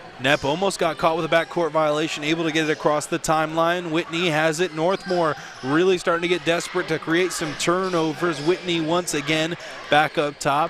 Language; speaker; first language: English; native; English